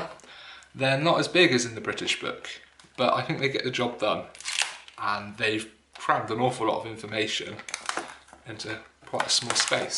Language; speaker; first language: English; native; English